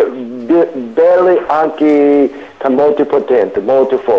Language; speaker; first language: Italian; non-native, learner; English